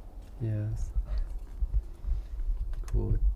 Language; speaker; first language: English; non-native, fluent; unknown